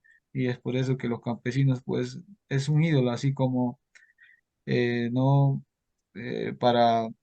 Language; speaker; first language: Spanish; native; Spanish